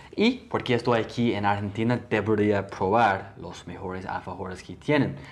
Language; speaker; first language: Spanish; non-native, learner; English